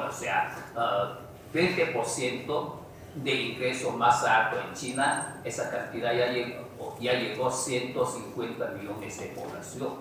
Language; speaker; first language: Spanish; non-native, fluent; Chinese